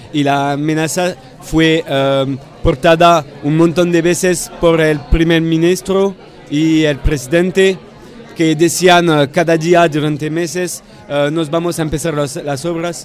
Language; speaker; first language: Spanish; non-native, fluent; French